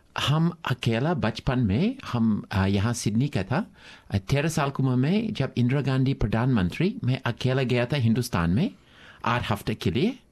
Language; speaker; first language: Hindi; non-native, fluent; English